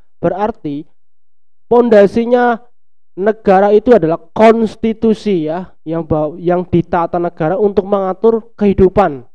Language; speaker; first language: Indonesian; non-native, local second language; Javanese